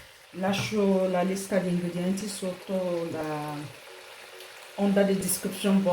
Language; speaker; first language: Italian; non-native, learner; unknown